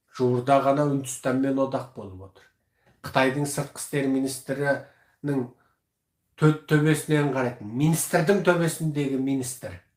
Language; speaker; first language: Kazakh; early bilingual, heritage; Kazakh